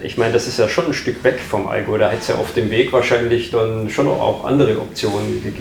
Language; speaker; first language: German; native; German